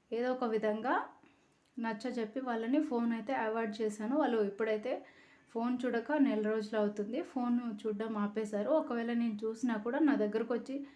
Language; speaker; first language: Telugu; native; Telugu